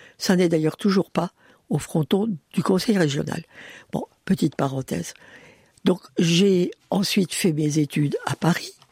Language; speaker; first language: French; early bilingual, other home language; Hungarian